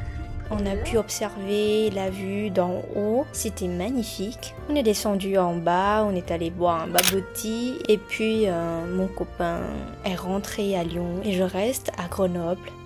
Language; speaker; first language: French; non-native, fluent; Vietnamese